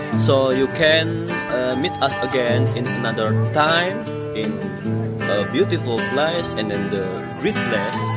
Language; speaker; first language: English; non-native, learner; Indonesian